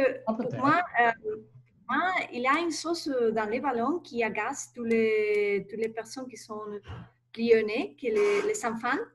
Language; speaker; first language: French; non-native, learner; Spanish